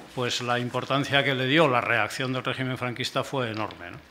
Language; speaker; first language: Spanish; native; Spanish